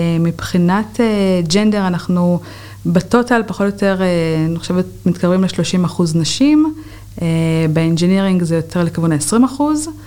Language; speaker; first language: Hebrew; native; Hebrew